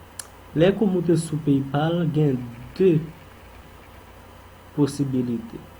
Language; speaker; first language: French; non-native, local second language; Haitian Creole